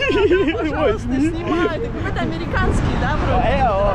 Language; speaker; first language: Russian; native; Russian